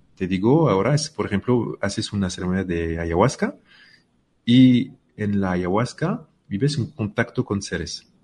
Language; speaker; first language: Spanish; non-native, fluent; French